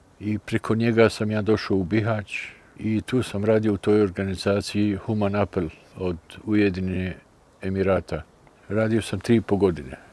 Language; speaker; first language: Bosnian; early bilingual, heritage; Bosnian